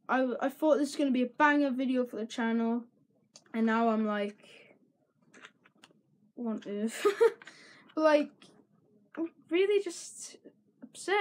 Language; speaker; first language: English; native; English